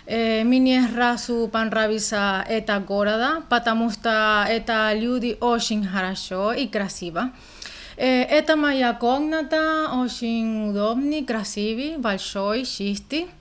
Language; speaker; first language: Russian; non-native, learner; Spanish